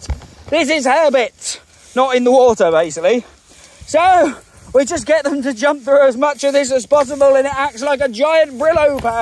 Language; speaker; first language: English; native; English